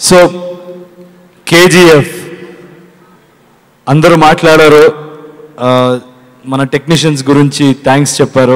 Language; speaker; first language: Telugu; non-native, learner; Kannada